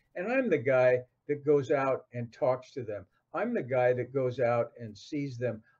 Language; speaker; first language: English; native; English